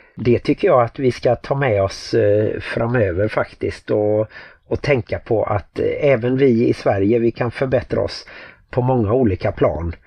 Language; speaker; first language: Swedish; native; Swedish